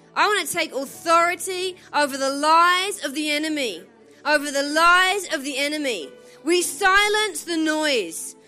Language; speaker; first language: English; native; English